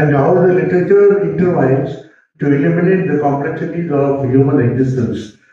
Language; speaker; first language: English; non-native, local second language; Marathi